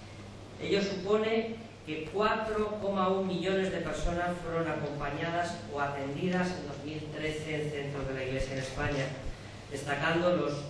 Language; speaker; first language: Spanish; native; Spanish